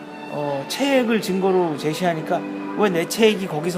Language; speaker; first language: Korean; native; Korean